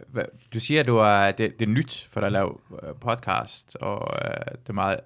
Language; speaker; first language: Danish; early bilingual, other home language; Persian